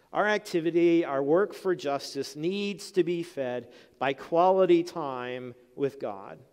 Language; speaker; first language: English; native; English